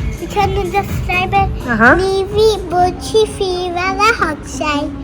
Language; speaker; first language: German; early bilingual, other home language; Telugu